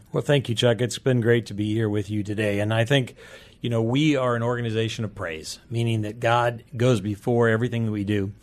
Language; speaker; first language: English; native; English